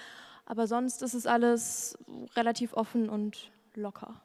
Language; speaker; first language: German; native; German